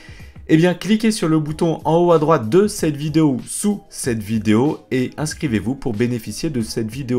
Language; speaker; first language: French; native; French